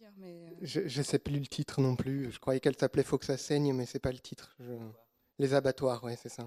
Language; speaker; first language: French; native; French